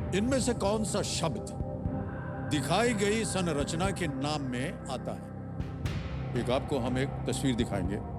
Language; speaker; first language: Hindi; native; Hindi